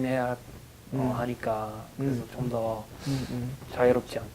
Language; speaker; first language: Korean; non-native, fluent; English